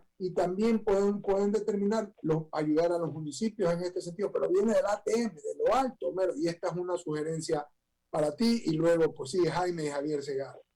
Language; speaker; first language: Spanish; native; Spanish